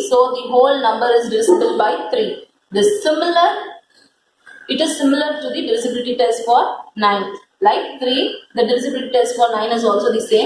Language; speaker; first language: English; non-native, local second language; Tamil